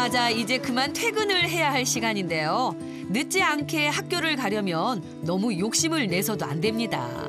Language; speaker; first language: Korean; native; Korean